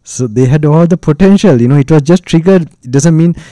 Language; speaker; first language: English; non-native, local second language; Sinhala